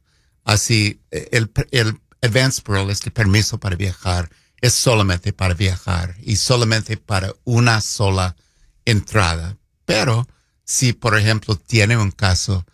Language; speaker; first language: Spanish; non-native, fluent; English